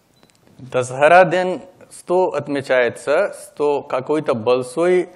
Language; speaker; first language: Russian; non-native, learner; Hindi